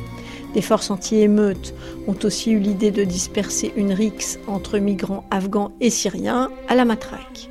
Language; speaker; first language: French; native; French